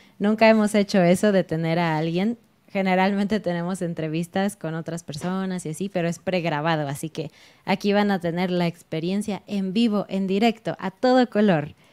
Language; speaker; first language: Spanish; native; Spanish